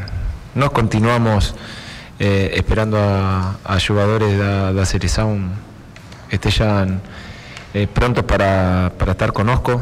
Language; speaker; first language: Portuguese; non-native, learner; Spanish